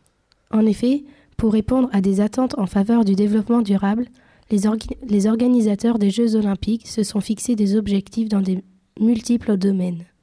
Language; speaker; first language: French; native; French